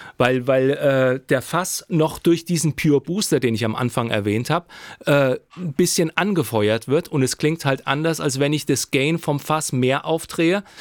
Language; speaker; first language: German; native; German